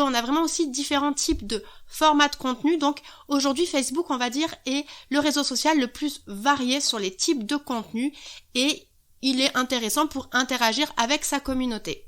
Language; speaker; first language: French; native; French